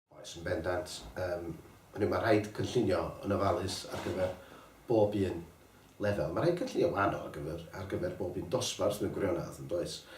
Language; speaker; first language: Welsh; native; Welsh